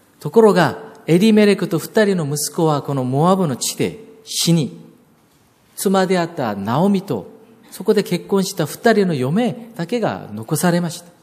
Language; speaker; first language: Japanese; non-native, fluent; Korean